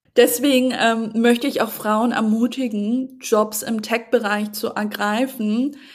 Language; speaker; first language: German; native; German